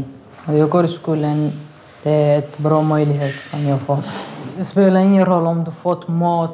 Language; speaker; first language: Swedish; non-native, learner; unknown